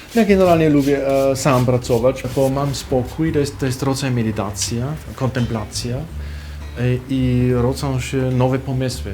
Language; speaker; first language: Polish; non-native, fluent; German